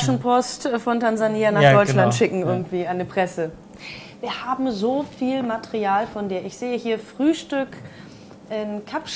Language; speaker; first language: German; native; German